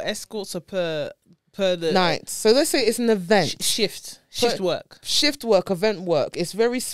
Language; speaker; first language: English; native; English